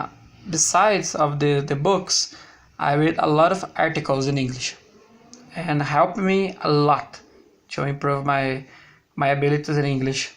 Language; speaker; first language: English; non-native, learner; Portuguese